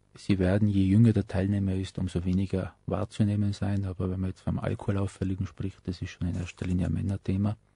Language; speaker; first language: German; native; German